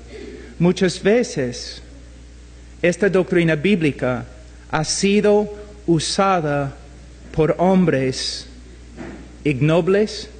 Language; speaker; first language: Spanish; non-native, fluent; English